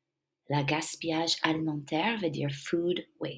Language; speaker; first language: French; non-native, fluent; English